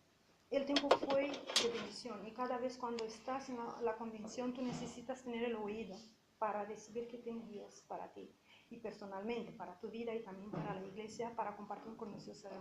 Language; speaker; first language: Spanish; non-native, fluent; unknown